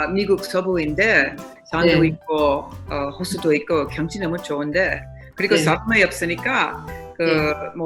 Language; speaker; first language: Korean; non-native, fluent; English